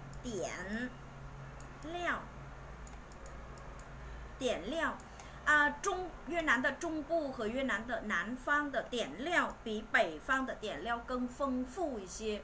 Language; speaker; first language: Chinese; non-native, fluent; Vietnamese